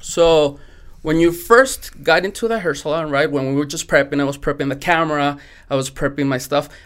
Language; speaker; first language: English; non-native, fluent; Spanish